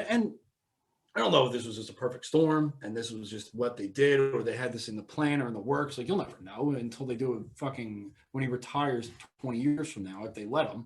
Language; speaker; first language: English; native; English